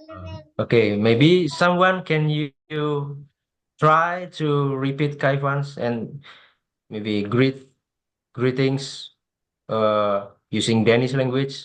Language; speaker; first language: English; non-native, fluent; Indonesian